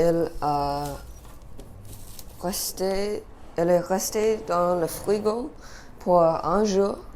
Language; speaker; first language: French; non-native, learner; English